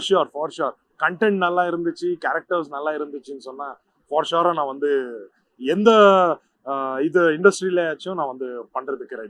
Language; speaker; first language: Tamil; non-native, local second language; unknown